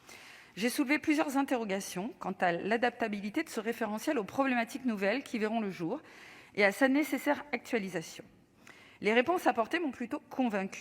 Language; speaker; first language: French; native; French